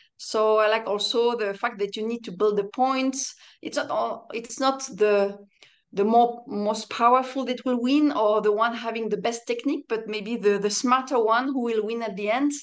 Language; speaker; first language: English; non-native, fluent; French